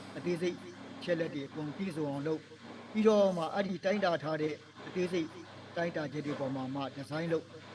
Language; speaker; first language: Burmese; native; Burmese